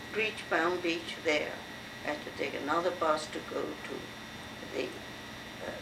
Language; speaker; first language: English; non-native, fluent; French